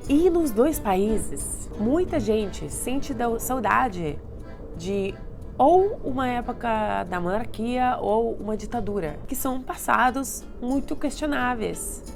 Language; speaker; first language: Portuguese; non-native, fluent; Russian